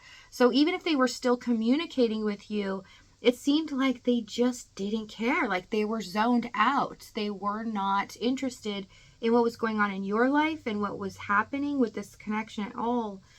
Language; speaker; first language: English; native; English